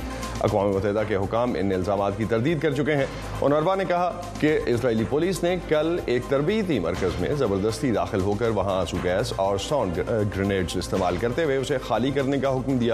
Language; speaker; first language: Urdu; native; Urdu